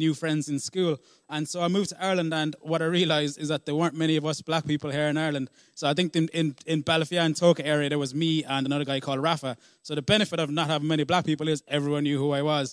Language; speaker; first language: English; native; English